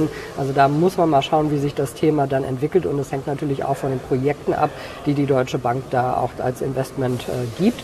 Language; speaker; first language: German; native; German